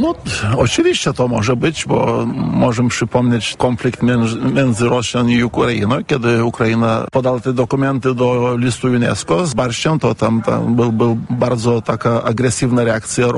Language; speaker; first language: Polish; non-native, fluent; Lithuanian